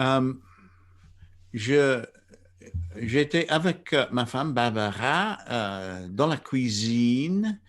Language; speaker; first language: French; non-native, fluent; English